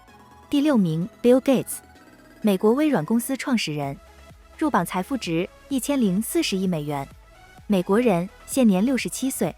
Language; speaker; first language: Chinese; native; Chinese